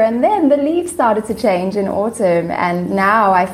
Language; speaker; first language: English; native; English